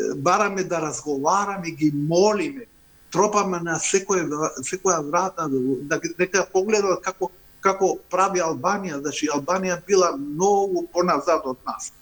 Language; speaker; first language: Macedonian; non-native, local second language; Albanian